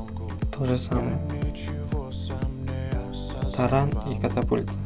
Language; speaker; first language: Russian; non-native, fluent; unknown